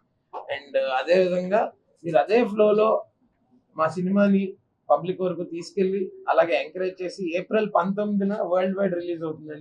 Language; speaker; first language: Telugu; native; Telugu